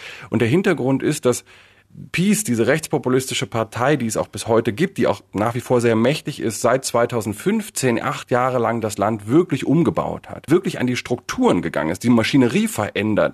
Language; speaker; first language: German; native; German